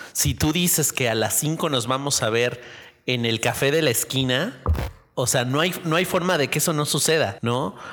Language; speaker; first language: Spanish; native; Spanish